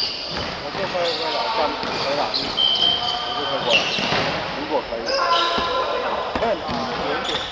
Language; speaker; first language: Chinese; non-native, local second language; Cantonese